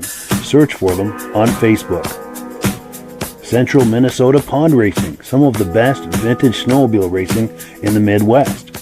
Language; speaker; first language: English; native; English